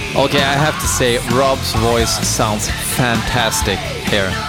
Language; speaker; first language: English; non-native, fluent; Swedish